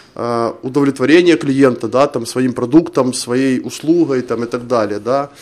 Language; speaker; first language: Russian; non-native, local second language; Ukrainian